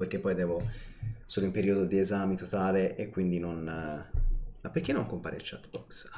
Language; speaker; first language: Italian; native; Italian